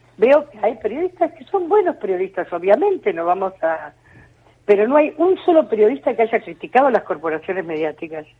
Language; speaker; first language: Spanish; native; Spanish